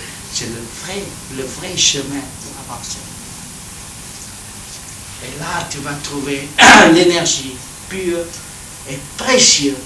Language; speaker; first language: French; non-native, learner; Vietnamese